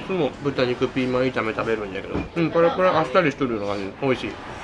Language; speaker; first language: Japanese; native; Japanese